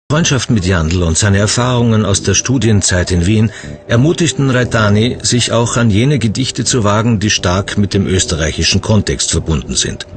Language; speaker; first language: German; native; German